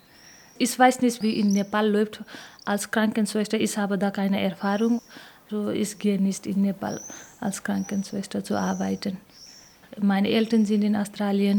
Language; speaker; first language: German; non-native, learner; Nepali